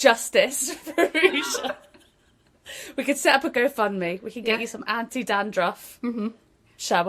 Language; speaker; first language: English; native; English